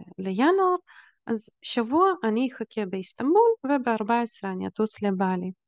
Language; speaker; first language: Hebrew; early bilingual, other home language; Russian